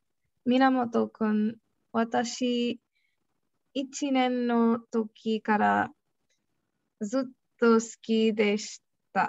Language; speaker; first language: Japanese; non-native, learner; English